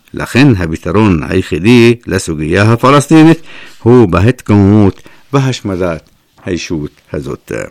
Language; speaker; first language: Hebrew; non-native, fluent; Persian